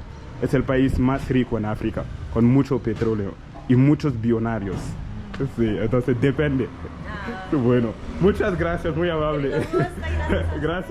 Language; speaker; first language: Spanish; non-native, local second language; French